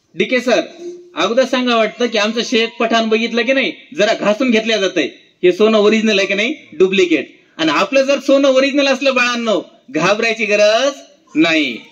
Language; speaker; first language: Marathi; non-native, local second language; Urdu